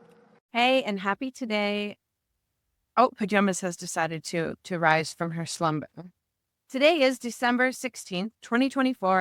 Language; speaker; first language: English; native; English